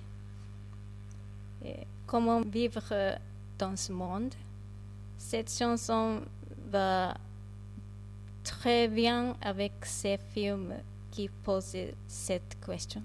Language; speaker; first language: French; non-native, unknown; Japanese